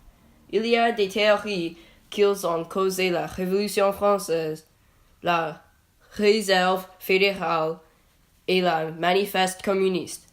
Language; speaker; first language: French; non-native, learner; English